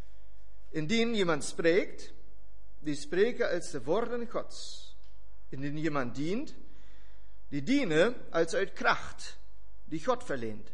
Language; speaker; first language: Dutch; non-native, fluent; German